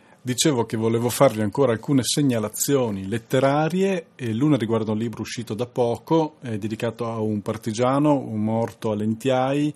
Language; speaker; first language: Italian; native; Italian